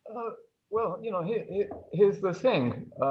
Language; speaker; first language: English; native; English